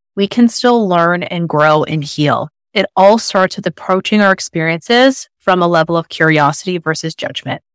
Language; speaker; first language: English; native; English